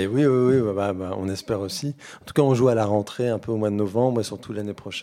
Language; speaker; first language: French; native; French